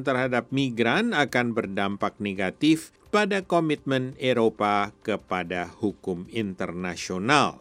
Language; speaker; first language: Indonesian; native; Indonesian